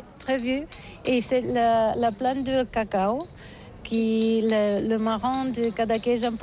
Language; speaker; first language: French; non-native, learner; Catalan